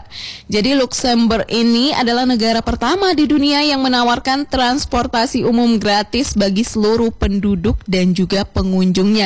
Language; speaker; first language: Indonesian; native; Indonesian